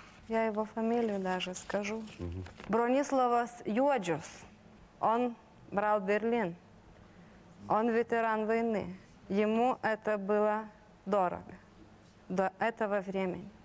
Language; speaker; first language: Russian; non-native, local second language; Lithuanian